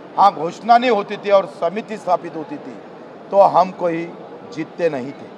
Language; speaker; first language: Hindi; non-native, local second language; Marathi